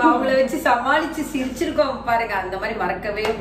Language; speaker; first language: Tamil; native; Tamil